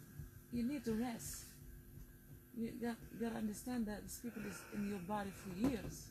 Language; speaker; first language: Arabic; native; Arabic